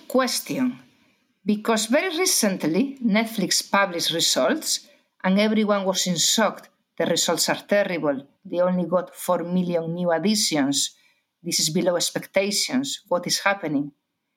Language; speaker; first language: English; non-native, fluent; Spanish